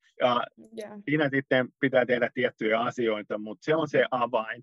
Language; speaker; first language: Finnish; non-native, local second language; Swedish